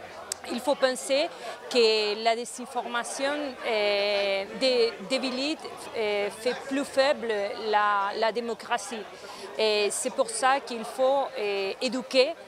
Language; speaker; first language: French; non-native, fluent; Spanish